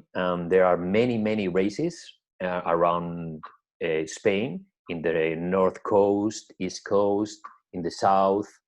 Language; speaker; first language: English; non-native, learner; Spanish